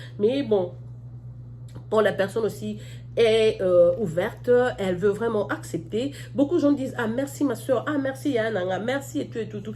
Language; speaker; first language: French; non-native, local second language; Lingala